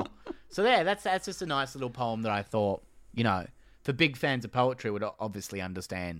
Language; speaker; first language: English; native; English